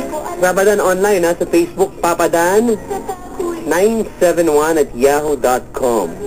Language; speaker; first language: Filipino; native; Filipino